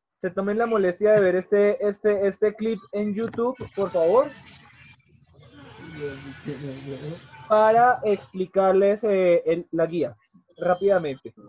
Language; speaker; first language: Spanish; native; Spanish